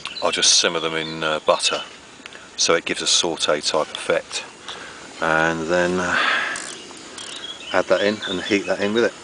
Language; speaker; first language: English; native; English